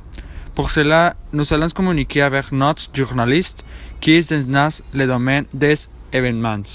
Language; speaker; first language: French; non-native, learner; Spanish